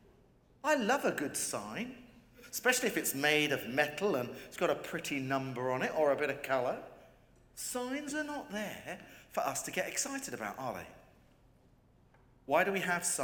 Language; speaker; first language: English; native; English